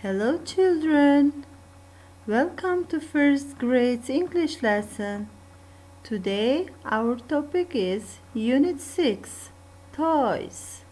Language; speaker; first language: English; non-native, fluent; Turkish